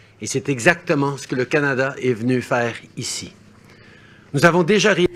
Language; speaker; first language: French; early bilingual, heritage; French